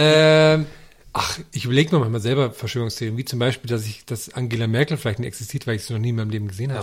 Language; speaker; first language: German; native; German